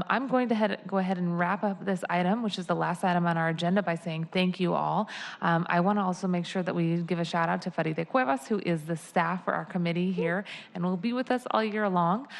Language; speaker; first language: English; native; English